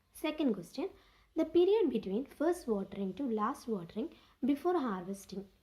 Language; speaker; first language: English; non-native, local second language; Malayalam